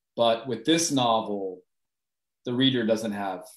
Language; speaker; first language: English; native; English